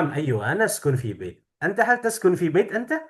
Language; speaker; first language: Arabic; non-native, fluent; Indonesian